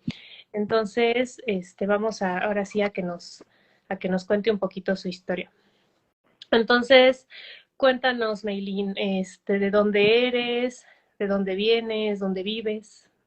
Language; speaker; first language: Spanish; native; Spanish